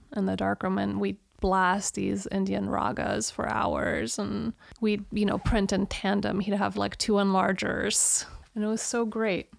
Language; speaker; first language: English; early bilingual, other home language; Romanian